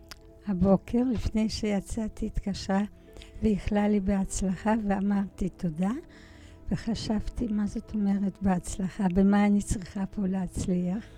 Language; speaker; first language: Hebrew; early bilingual, other home language; Polish